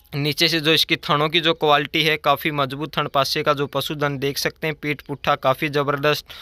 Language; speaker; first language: Hindi; native; Hindi